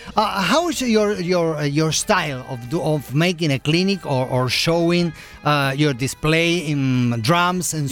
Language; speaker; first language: English; non-native, fluent; Spanish